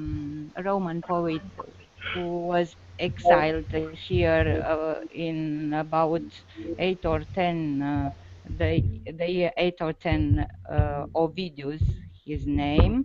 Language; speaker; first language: English; non-native, learner; Romanian